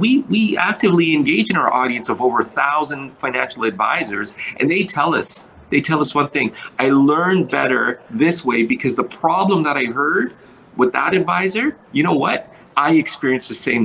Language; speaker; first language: English; early bilingual, other home language; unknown